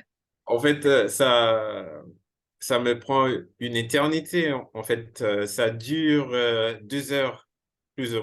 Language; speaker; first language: French; non-native, fluent; English